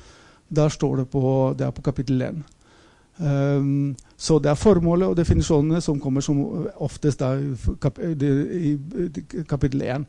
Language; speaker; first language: Norwegian; non-native, fluent; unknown